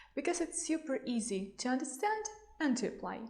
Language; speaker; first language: English; non-native, fluent; Russian